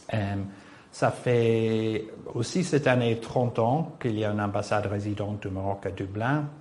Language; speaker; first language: French; non-native, fluent; English